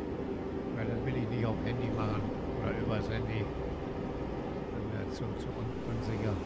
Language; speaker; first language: German; native; German